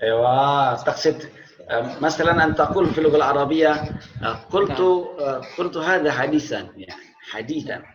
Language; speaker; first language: Arabic; non-native, fluent; Indonesian